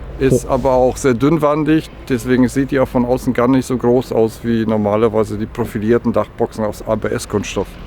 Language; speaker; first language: German; early bilingual, other home language; Polish